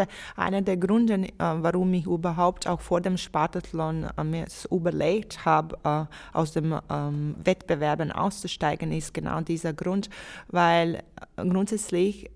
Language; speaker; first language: German; non-native, fluent; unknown